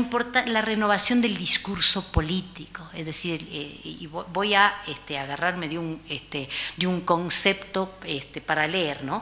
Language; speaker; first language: Spanish; native; Spanish